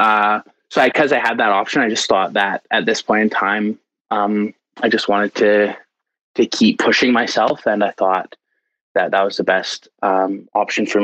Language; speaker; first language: English; native; English